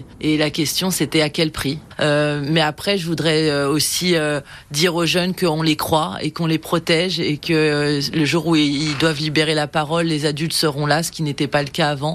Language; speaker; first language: French; native; French